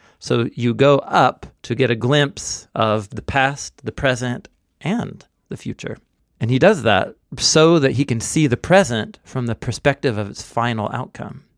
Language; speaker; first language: English; native; English